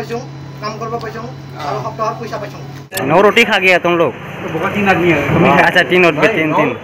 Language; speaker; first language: Hindi; non-native, local second language; Assamese